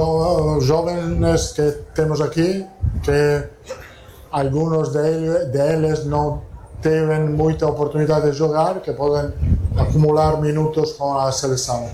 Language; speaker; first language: Portuguese; non-native, learner; Italian